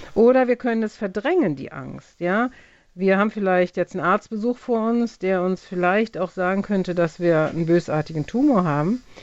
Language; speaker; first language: German; native; German